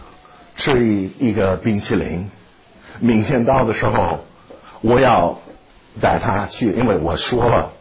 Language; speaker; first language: Chinese; non-native, fluent; English